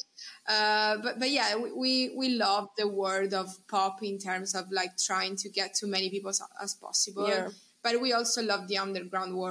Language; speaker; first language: English; non-native, fluent; Italian